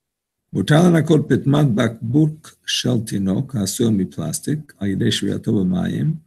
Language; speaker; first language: Hebrew; non-native, fluent; English